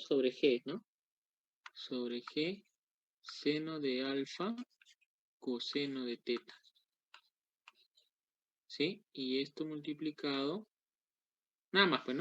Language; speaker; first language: Spanish; native; Spanish